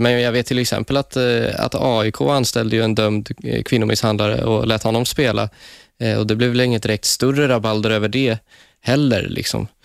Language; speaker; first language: Swedish; native; Swedish